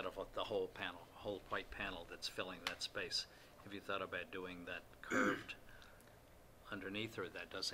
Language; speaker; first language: English; native; English